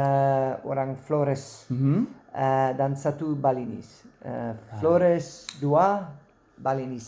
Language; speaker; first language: Indonesian; non-native, learner; Dutch